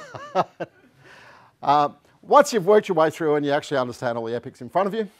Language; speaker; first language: English; native; English